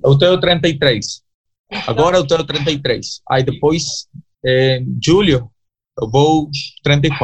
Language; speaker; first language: Portuguese; non-native, learner; Spanish